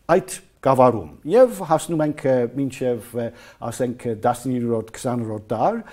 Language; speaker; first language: Armenian; non-native, fluent; English